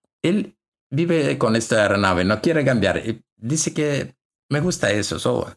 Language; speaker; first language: Spanish; non-native, learner; Russian